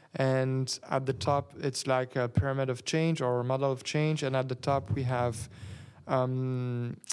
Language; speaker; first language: English; non-native, fluent; French